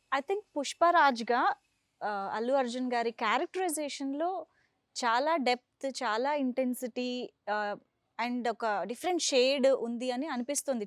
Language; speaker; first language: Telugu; native; Telugu